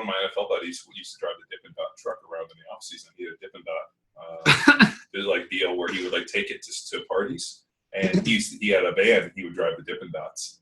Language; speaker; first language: English; native; English